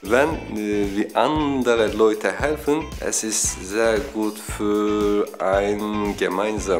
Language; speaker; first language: German; non-native, learner; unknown